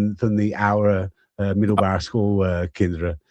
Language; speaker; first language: Dutch; non-native, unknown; English